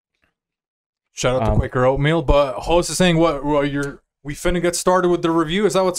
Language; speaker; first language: English; native; English